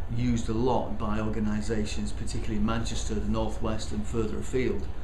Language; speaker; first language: English; native; English